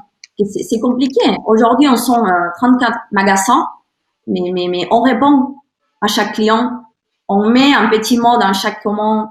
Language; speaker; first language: French; non-native, learner; Spanish